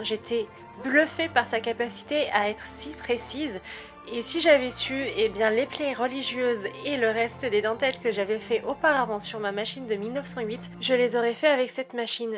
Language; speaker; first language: French; native; French